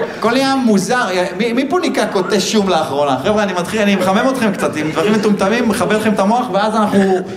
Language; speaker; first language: Hebrew; native; Hebrew